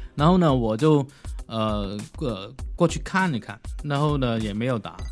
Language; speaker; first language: Chinese; non-native, fluent; Cantonese